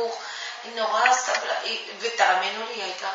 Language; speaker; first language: Hebrew; non-native, fluent; Japanese